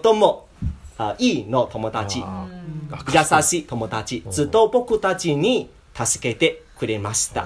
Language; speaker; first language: Japanese; non-native, learner; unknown